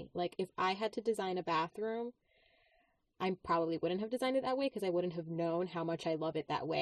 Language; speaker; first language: English; native; English